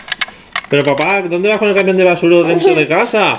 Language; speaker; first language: Spanish; native; Spanish